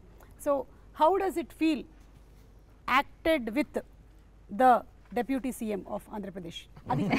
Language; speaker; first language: Telugu; native; Telugu